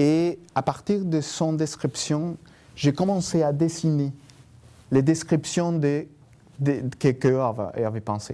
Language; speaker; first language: French; non-native, fluent; Spanish